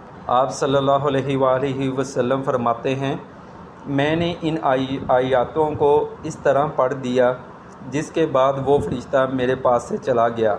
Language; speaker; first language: Urdu; native; Urdu